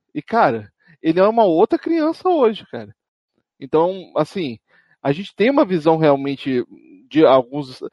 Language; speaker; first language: Portuguese; native; Portuguese